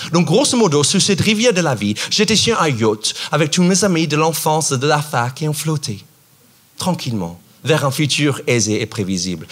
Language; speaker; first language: French; non-native, fluent; English